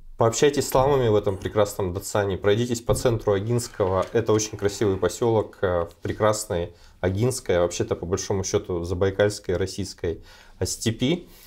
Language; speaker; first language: Russian; native; Russian